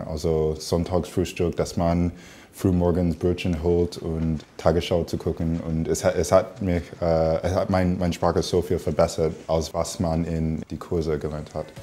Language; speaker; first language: German; non-native, fluent; English